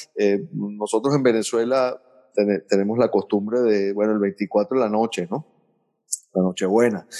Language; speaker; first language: Spanish; native; Spanish